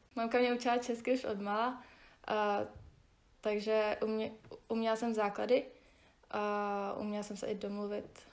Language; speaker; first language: Czech; early bilingual, heritage; Czech